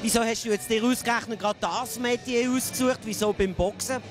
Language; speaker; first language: German; native; German